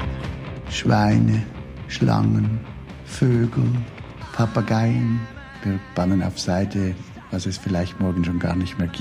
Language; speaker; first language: German; native; German